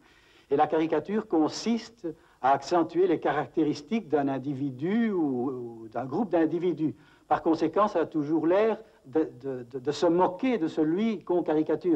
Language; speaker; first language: French; native; French